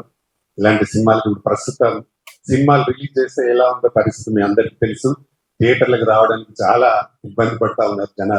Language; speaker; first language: Telugu; native; Telugu